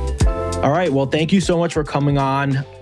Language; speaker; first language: English; native; English